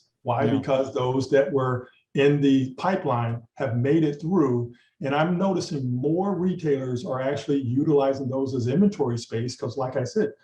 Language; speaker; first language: English; native; English